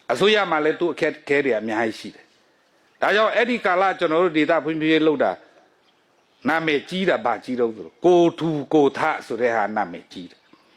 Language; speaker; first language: Burmese; non-native, local second language; Pa'o Karen